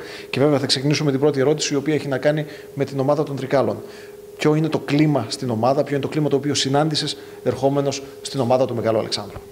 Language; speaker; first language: Greek; native; Greek